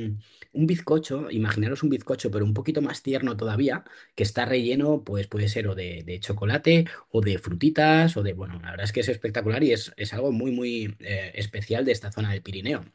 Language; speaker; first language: Spanish; native; Spanish